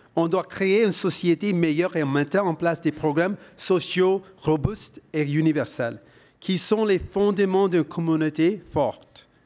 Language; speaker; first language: French; non-native, local second language; English